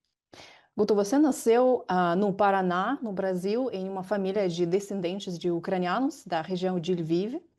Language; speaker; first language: Portuguese; non-native, fluent; Ukrainian